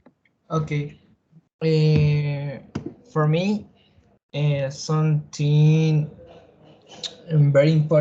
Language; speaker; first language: English; non-native, learner; Spanish